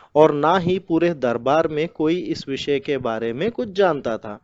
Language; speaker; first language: Hindi; non-native, local second language; Telugu